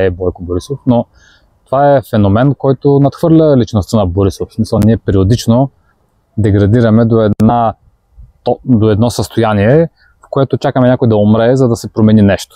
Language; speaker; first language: Bulgarian; native; Bulgarian